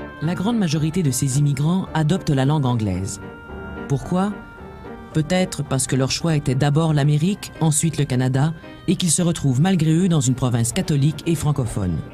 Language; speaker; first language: French; native; French